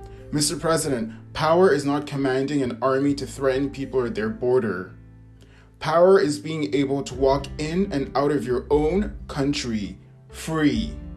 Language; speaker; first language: English; native; English